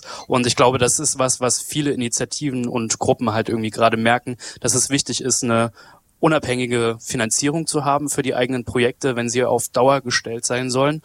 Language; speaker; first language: German; native; German